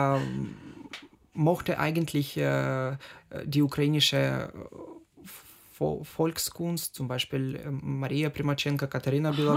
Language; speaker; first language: German; non-native, fluent; Ukrainian